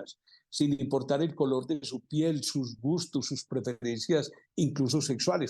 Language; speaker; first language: Spanish; native; Spanish